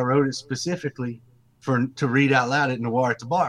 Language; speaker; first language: English; native; English